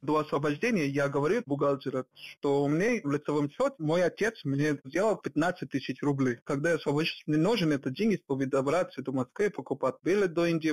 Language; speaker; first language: Russian; non-native, fluent; Hindi